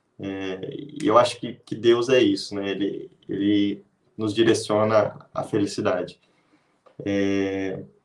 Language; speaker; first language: Portuguese; native; Portuguese